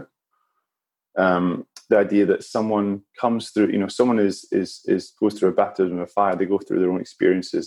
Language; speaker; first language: English; native; English